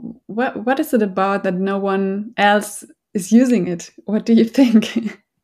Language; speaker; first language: English; non-native, fluent; German